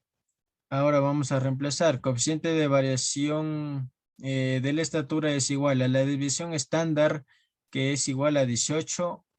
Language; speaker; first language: Spanish; native; Spanish